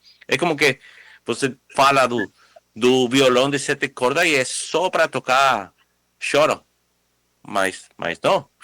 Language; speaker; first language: Portuguese; non-native, fluent; Spanish